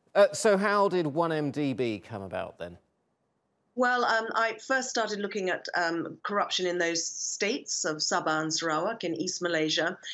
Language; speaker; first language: English; native; English